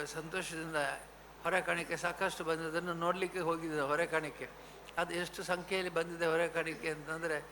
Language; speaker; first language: Kannada; non-native, local second language; Tulu